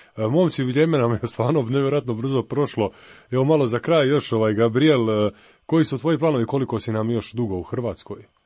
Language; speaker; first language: Croatian; native; Croatian